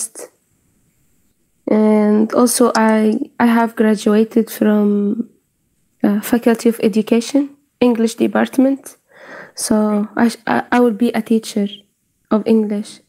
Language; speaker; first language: English; non-native, fluent; Arabic